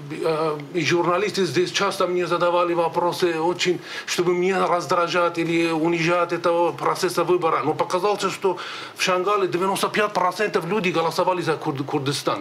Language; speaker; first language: Russian; native; Russian